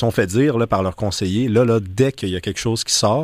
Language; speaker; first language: French; native; French